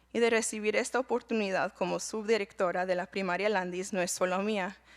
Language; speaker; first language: Spanish; early bilingual, heritage; Spanish